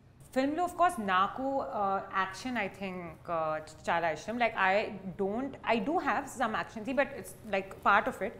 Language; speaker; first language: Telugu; non-native, learner; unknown